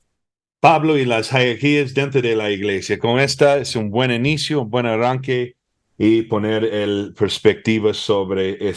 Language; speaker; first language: Spanish; early bilingual, heritage; Spanish